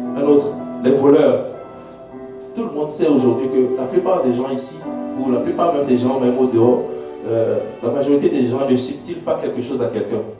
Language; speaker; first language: French; non-native, local second language; Haitian Creole